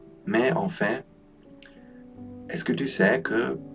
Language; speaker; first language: French; non-native, learner; Polish